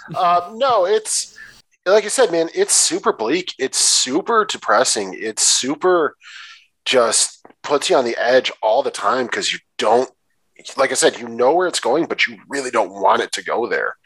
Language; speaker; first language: English; native; English